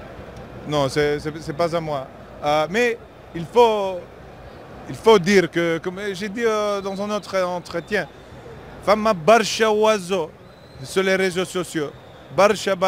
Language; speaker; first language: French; non-native, fluent; English